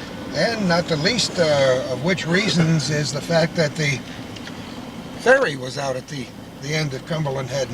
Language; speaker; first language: English; native; English